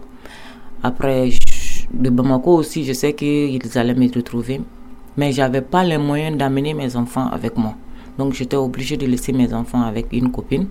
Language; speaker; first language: French; non-native, local second language; Bambara